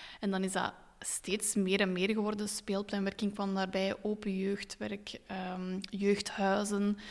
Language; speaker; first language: Dutch; native; Dutch